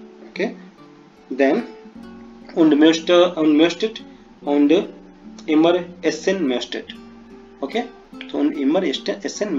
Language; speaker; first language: German; non-native, fluent; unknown